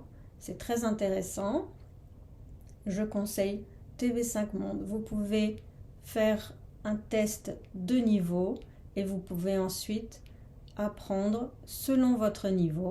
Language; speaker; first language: French; non-native, fluent; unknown